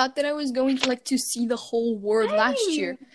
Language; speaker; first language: English; non-native, fluent; Portuguese